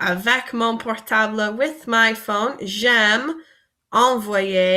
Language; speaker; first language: French; non-native, fluent; English